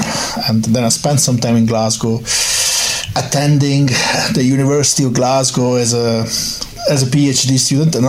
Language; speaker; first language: English; non-native, fluent; Italian